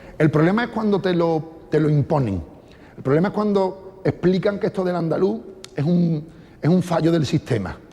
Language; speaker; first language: Spanish; native; Spanish